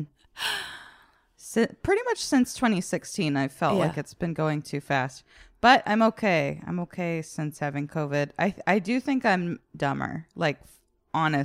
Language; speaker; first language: English; native; English